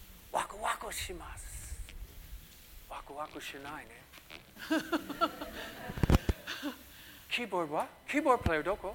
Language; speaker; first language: Japanese; non-native, learner; English